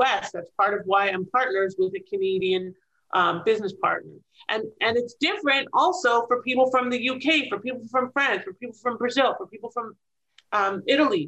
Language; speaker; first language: English; native; English